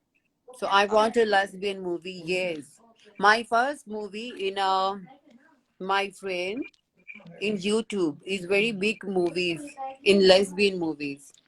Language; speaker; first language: English; non-native, learner; Hindi